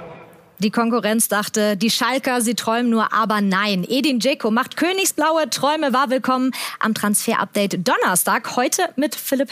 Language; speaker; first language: German; native; German